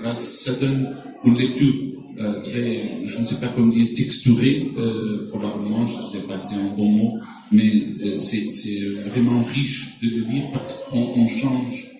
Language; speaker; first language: French; non-native, fluent; Portuguese